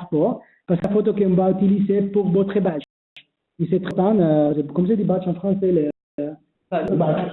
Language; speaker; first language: French; non-native, learner; Spanish